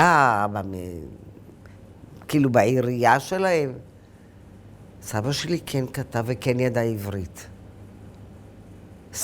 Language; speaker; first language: Hebrew; early bilingual, other home language; Arabic